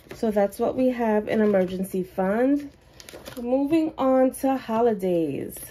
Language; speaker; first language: English; native; English